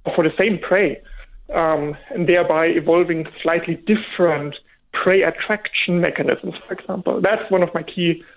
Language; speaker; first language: English; non-native, fluent; German